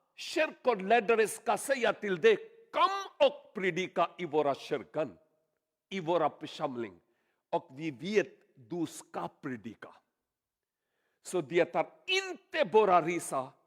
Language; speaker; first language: Swedish; non-native, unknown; Urdu